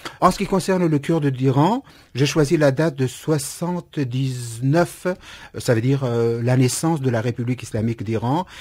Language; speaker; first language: French; non-native, fluent; Kurdish